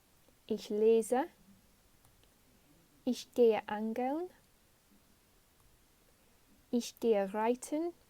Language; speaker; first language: German; non-native, fluent; English